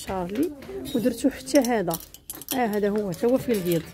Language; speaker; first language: Arabic; native; Arabic